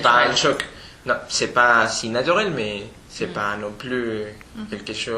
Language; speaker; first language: French; non-native, fluent; Spanish